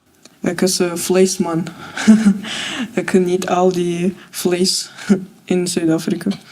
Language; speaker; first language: Afrikaans; non-native, fluent; Russian